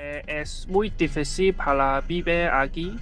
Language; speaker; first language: Spanish; non-native, learner; Cantonese